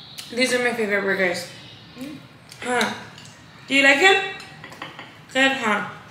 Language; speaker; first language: English; early bilingual, other home language; Spanish